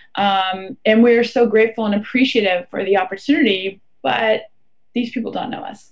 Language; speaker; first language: English; non-native, fluent; German